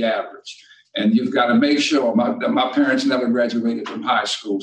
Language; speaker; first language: English; native; English